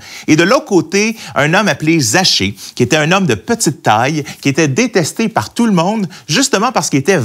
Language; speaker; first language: French; native; French